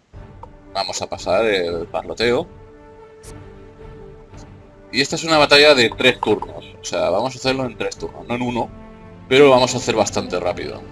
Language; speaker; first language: Spanish; native; Spanish